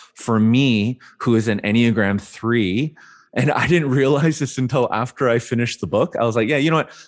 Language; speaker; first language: English; native; English